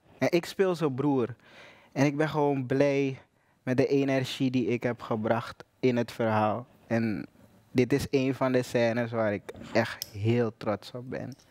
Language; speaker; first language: Dutch; native; Dutch